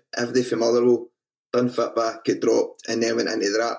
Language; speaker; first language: English; native; English